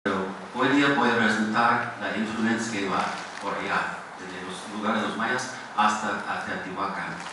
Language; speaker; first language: Spanish; non-native, fluent; English